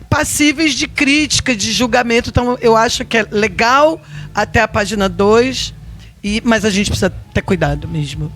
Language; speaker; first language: Portuguese; native; Portuguese